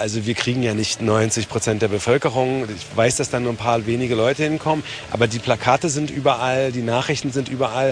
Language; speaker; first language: German; native; German